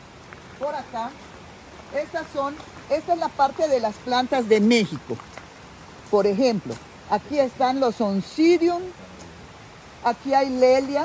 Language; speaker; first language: Spanish; native; Spanish